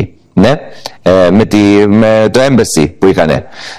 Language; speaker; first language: Greek; early bilingual, heritage; English